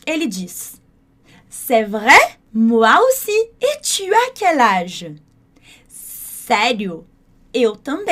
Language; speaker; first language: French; non-native, fluent; Portuguese